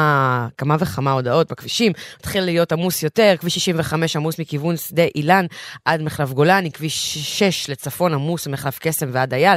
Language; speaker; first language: Hebrew; native; Hebrew